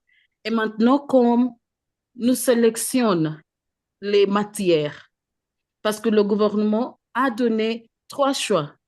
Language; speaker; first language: French; non-native, fluent; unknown